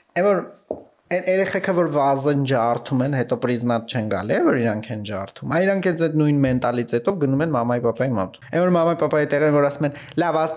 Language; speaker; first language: Armenian; native; Armenian